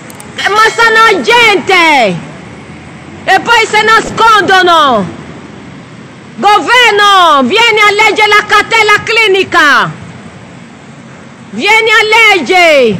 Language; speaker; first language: Italian; non-native, learner; Nigerian Pidgin